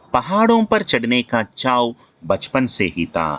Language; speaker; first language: Hindi; non-native, local second language; Telugu